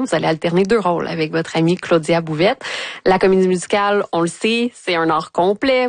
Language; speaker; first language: French; native; French